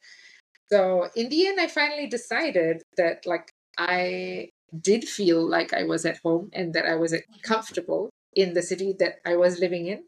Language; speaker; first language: English; native; English